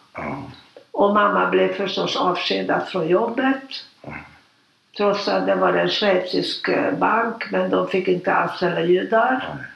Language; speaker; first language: Swedish; non-native, fluent; Hungarian